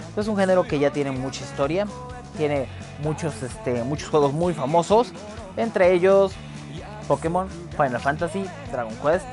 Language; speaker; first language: Spanish; native; Spanish